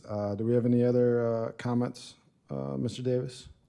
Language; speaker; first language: English; native; English